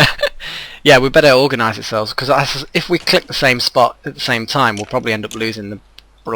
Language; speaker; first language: English; native; English